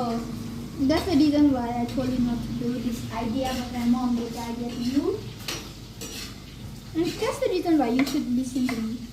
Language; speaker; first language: English; non-native, fluent; Nepali